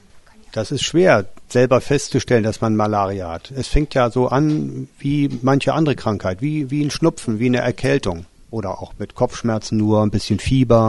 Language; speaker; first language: German; native; German